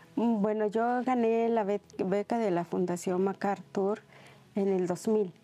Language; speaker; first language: Spanish; non-native, local second language; Mixtepec Mixtec